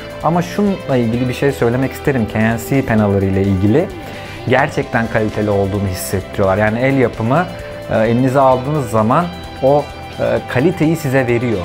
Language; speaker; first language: Turkish; native; Turkish